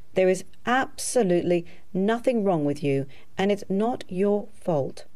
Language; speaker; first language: English; native; English